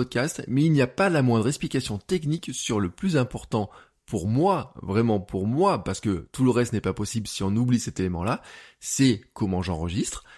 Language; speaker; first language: French; native; French